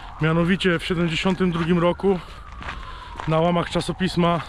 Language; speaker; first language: Polish; native; Polish